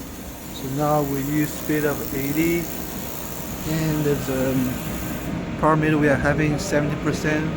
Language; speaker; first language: English; non-native, learner; Chinese